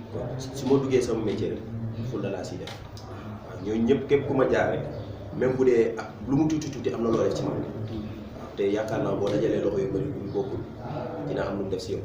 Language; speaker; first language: Wolof; native; Wolof